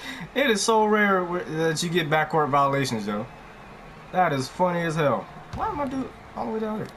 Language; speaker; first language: English; native; English